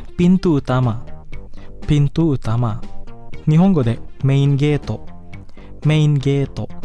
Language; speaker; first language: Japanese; non-native, fluent; Indonesian